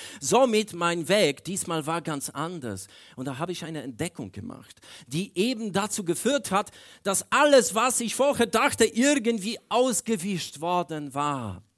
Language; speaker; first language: German; non-native, fluent; Polish